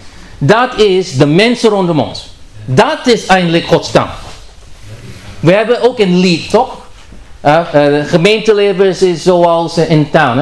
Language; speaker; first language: Dutch; non-native, learner; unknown